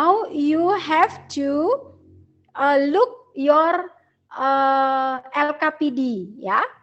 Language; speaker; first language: English; non-native, learner; Indonesian